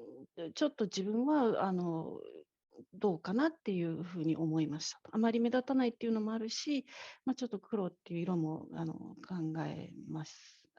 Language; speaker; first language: Japanese; native; Japanese